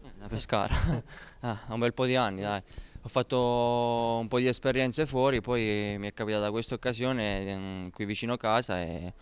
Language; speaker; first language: Italian; native; Italian